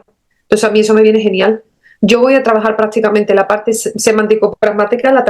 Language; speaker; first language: Spanish; native; Spanish